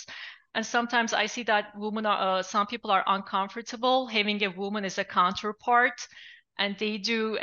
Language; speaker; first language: English; non-native, fluent; Turkish